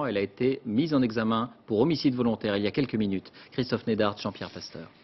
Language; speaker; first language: French; native; French